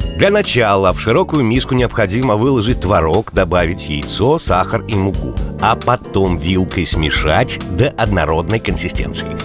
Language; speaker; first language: Russian; native; Russian